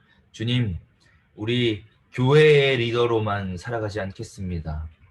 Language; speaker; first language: Korean; native; Korean